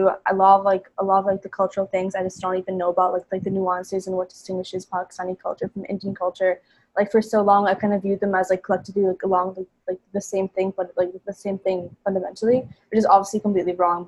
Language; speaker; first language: English; native; English